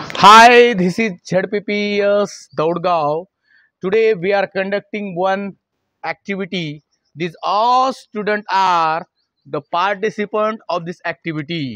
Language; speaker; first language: English; non-native, local second language; Marathi